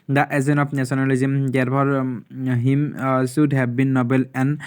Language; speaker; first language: English; non-native, local second language; Assamese